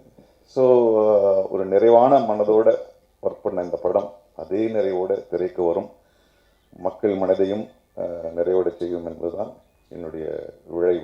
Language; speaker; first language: Tamil; native; Tamil